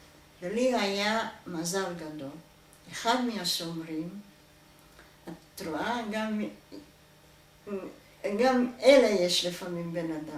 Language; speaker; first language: Hebrew; non-native, fluent; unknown